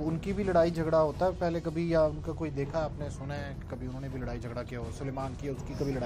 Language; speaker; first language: Urdu; native; Urdu